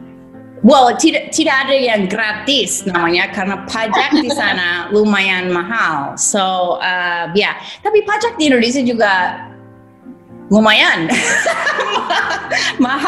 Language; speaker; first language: Indonesian; non-native, fluent; English